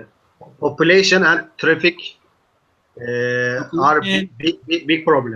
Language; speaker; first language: English; non-native, learner; Turkish